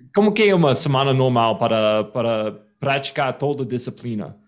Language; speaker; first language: Portuguese; non-native, fluent; English